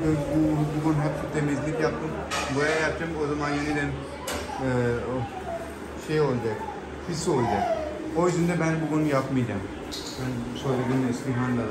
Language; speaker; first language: Turkish; non-native, learner; Urdu